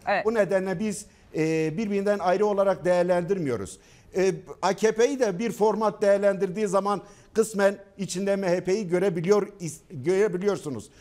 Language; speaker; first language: Turkish; non-native, local second language; Kurdish